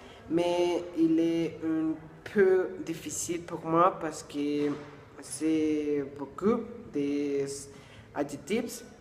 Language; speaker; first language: French; non-native, learner; Spanish